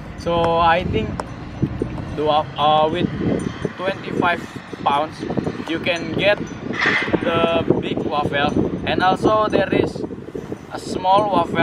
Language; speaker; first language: English; non-native, learner; Indonesian